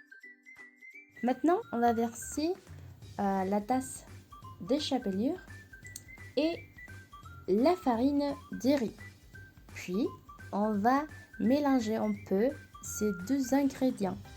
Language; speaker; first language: French; non-native, fluent; Spanish